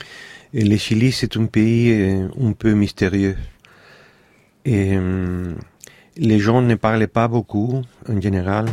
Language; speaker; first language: French; non-native, fluent; Spanish